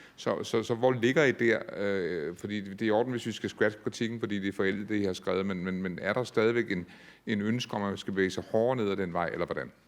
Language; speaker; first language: Danish; native; Danish